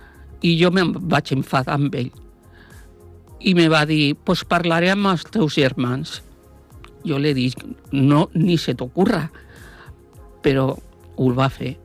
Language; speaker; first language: Catalan; non-native, local second language; Spanish